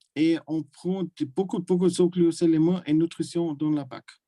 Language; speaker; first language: French; non-native, learner; German